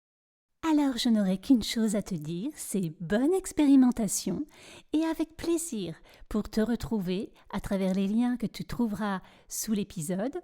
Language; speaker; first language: French; native; French